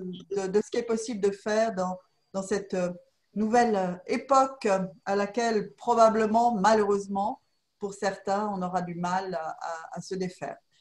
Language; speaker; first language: French; native; French